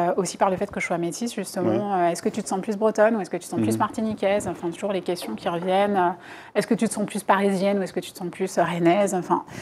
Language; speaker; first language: French; native; French